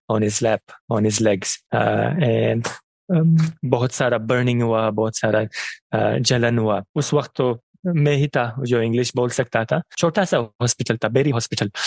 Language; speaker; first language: Urdu; non-native, fluent; Persian